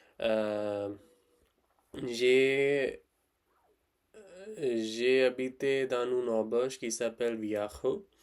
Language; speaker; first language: French; non-native, learner; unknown